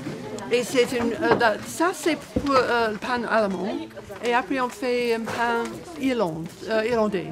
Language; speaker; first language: French; non-native, fluent; English